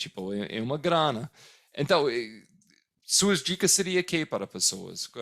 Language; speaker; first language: Portuguese; non-native, fluent; English